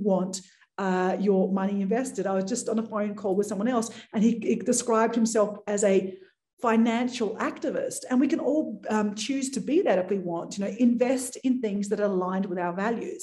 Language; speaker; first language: English; native; English